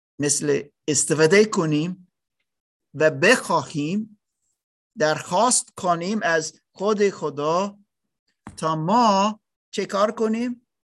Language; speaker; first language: Persian; non-native, learner; German